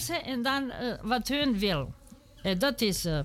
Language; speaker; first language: Dutch; non-native, learner; Serbian